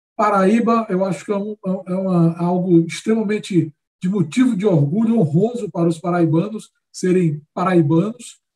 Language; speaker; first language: Portuguese; native; Portuguese